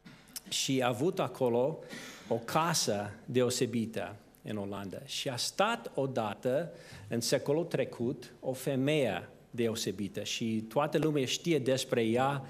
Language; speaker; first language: Romanian; non-native, fluent; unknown